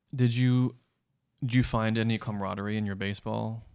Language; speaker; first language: English; native; English